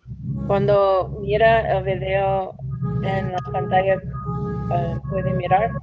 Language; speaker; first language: Spanish; non-native, learner; English